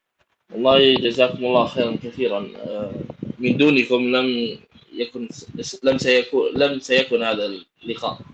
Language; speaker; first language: Arabic; non-native, fluent; Indonesian